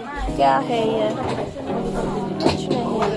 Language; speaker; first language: Hindi; non-native, learner; Bangla